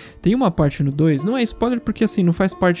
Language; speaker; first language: Portuguese; native; Portuguese